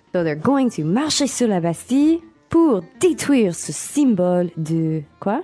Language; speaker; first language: French; non-native, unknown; English